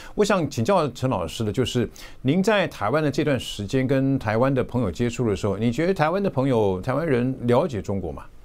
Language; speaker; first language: Chinese; native; Chinese